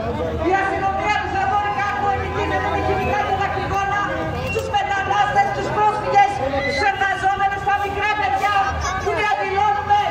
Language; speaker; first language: Greek; native; Greek